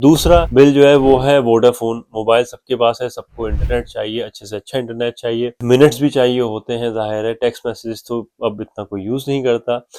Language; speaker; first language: Urdu; native; Urdu